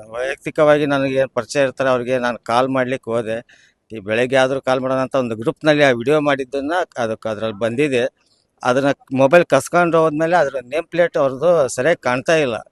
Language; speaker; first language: Kannada; native; Kannada